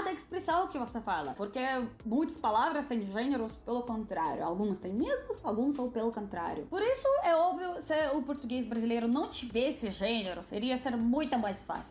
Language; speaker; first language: Portuguese; non-native, fluent; Russian